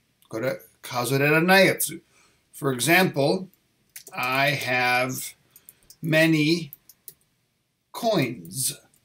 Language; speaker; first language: English; native; English